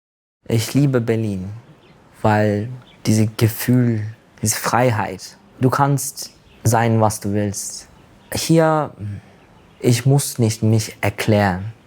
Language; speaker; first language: German; non-native, learner; Turkish